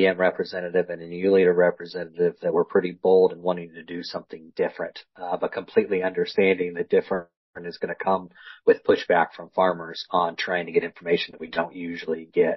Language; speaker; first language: English; native; English